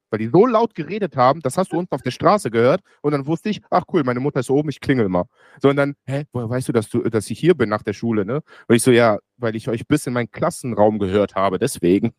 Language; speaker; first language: German; native; German